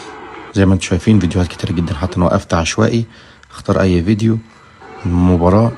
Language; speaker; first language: Arabic; native; Arabic